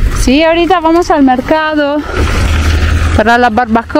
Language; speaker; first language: Spanish; non-native, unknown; Italian